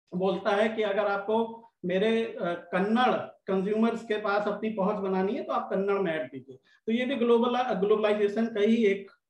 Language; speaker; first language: Hindi; native; Hindi